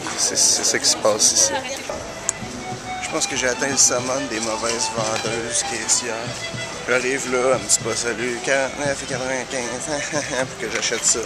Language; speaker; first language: French; native; French